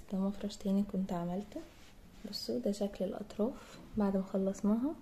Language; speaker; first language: Arabic; native; Arabic